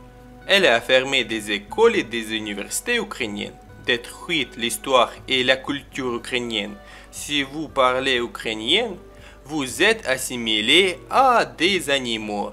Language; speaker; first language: French; non-native, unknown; Ukrainian